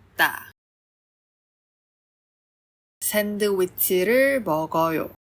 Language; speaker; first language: Korean; non-native, fluent; Chinese